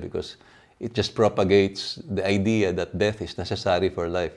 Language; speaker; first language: English; non-native, local second language; Filipino